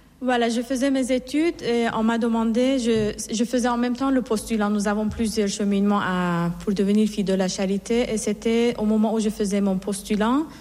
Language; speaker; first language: French; non-native, fluent; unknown